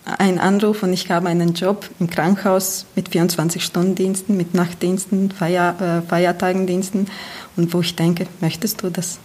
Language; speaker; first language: German; non-native, fluent; Latvian